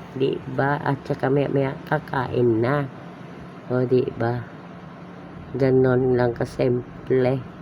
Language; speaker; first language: Filipino; non-native, local second language; Hiligaynon